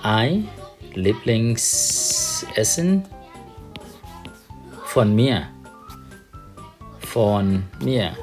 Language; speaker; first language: German; non-native, fluent; Thai